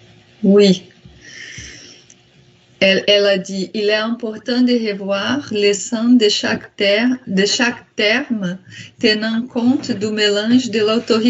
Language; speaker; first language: French; non-native, fluent; Portuguese